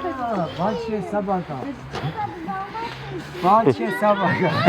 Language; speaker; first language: Russian; non-native, learner; Georgian